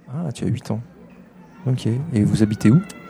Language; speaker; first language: French; native; French